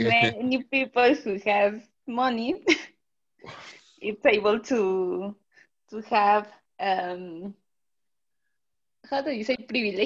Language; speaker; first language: English; non-native, learner; Spanish